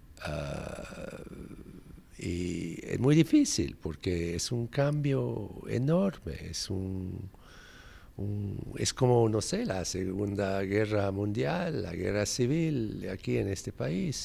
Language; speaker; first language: Spanish; non-native, fluent; English